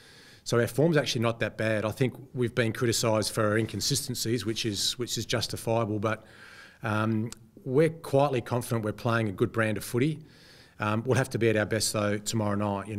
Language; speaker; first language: English; native; English